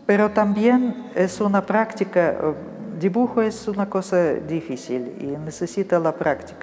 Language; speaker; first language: Spanish; non-native, fluent; Russian